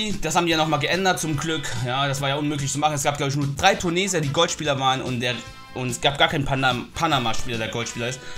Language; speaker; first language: German; native; German